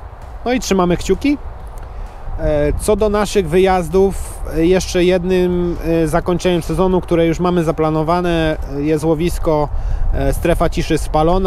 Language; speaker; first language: Polish; native; Polish